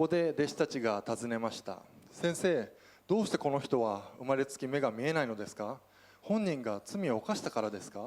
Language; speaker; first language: Japanese; native; Japanese